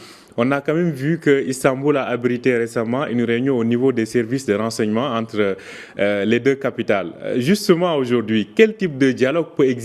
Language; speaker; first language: French; native; French